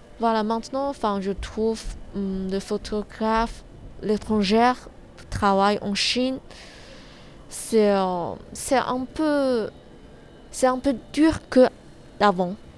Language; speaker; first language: French; non-native, learner; Chinese